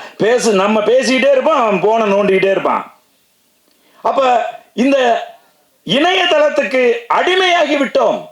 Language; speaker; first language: Tamil; native; Tamil